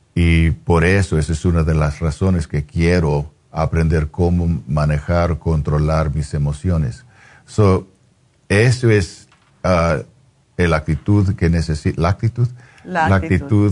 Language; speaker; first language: Spanish; non-native, fluent; English